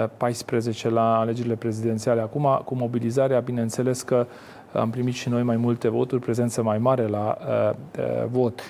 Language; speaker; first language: Romanian; non-native, local second language; Hungarian